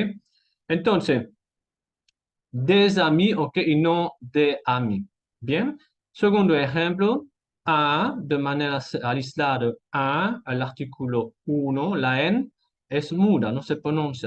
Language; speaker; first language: Spanish; non-native, fluent; French